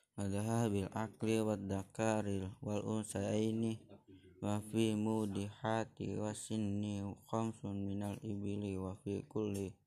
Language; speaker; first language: Arabic; non-native, learner; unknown